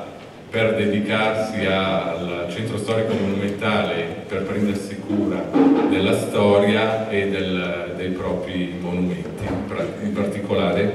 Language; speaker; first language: Italian; native; Italian